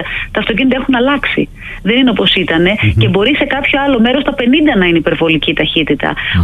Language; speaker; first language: Greek; native; Greek